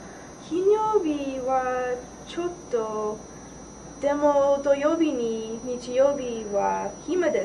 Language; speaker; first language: Japanese; non-native, learner; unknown